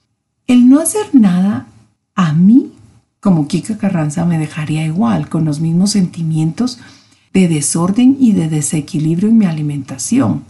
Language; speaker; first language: Spanish; native; Spanish